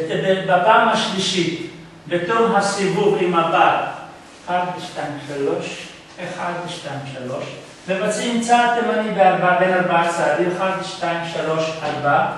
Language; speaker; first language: Hebrew; native; Hebrew